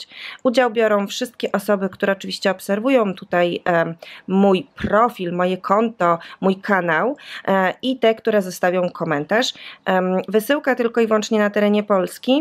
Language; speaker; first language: Polish; native; Polish